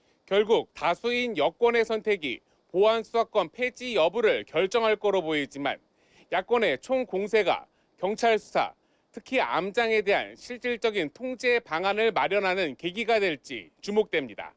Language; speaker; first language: Korean; native; Korean